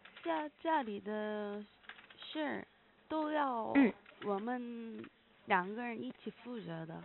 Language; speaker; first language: Chinese; non-native, learner; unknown